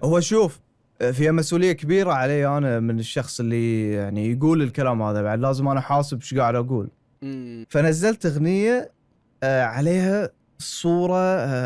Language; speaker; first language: Arabic; native; Arabic